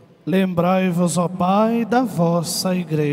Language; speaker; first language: Portuguese; native; Portuguese